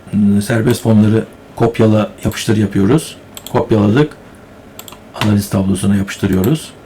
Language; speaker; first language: Turkish; native; Turkish